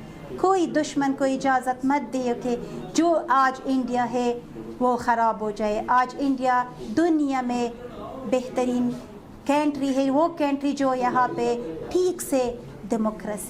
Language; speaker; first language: Hindi; non-native, fluent; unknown